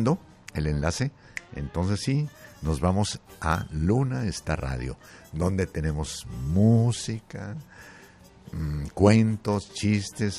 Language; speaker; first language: Spanish; native; Spanish